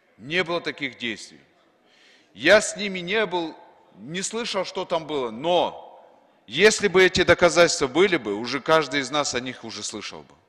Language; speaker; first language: Russian; non-native, local second language; Kyrgyz